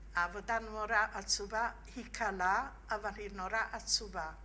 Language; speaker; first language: Hebrew; non-native, fluent; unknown